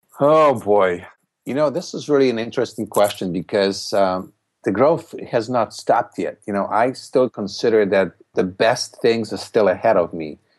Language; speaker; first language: English; non-native, fluent; Polish